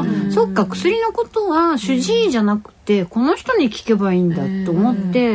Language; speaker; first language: Japanese; native; Japanese